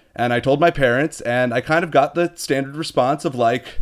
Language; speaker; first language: English; native; English